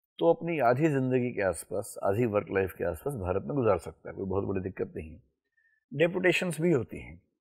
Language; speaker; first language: Hindi; native; Hindi